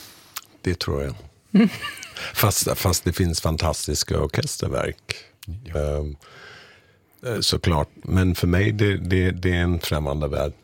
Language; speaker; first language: Swedish; non-native, fluent; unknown